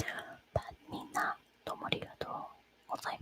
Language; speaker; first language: Japanese; non-native, learner; Spanish